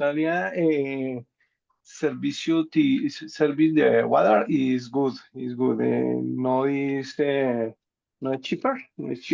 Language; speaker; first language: English; non-native, learner; Spanish